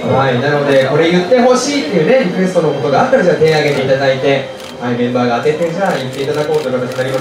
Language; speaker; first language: Japanese; native; Japanese